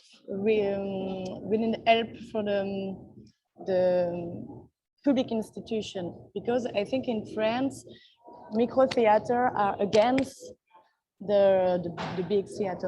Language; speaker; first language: English; non-native, learner; French